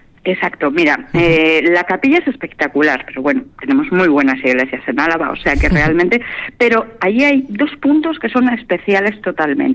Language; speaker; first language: Spanish; native; Spanish